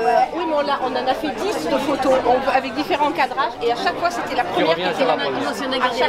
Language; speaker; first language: French; native; French